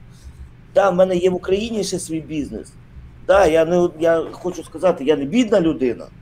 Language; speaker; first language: Ukrainian; native; Ukrainian